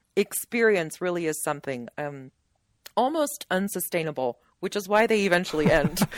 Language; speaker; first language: English; native; English